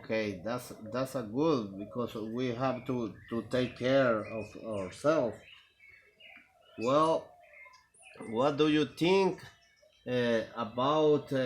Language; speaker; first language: English; non-native, learner; Spanish